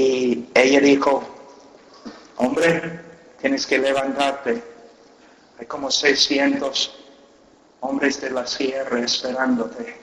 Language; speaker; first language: Spanish; non-native, fluent; English